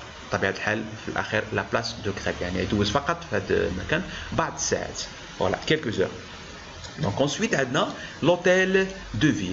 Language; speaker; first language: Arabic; native; Arabic